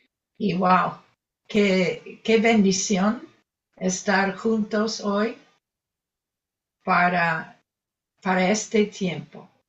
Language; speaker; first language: Spanish; non-native, fluent; English